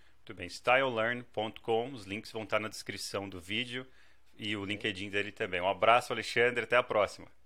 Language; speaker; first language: Portuguese; native; Portuguese